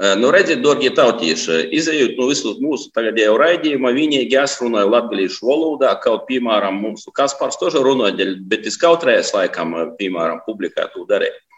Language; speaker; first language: Latvian; native; Latvian